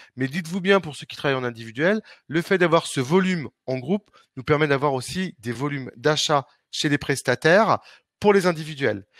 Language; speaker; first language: French; native; French